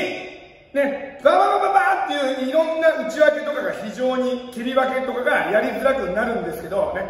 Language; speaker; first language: Japanese; native; Japanese